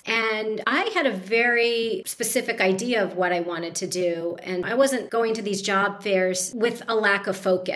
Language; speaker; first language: English; native; English